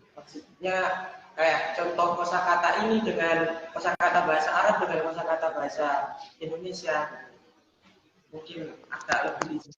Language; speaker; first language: Indonesian; native; Indonesian